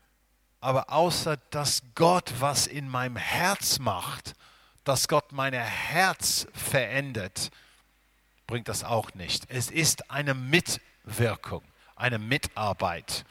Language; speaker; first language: German; non-native, fluent; English